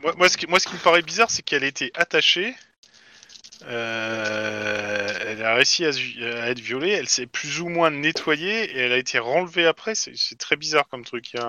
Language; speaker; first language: French; native; French